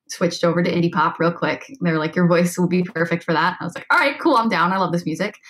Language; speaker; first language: English; native; English